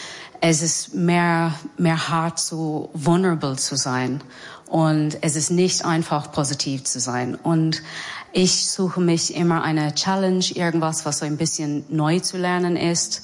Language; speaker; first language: German; non-native, learner; English